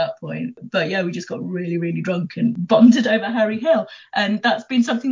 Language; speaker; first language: English; native; English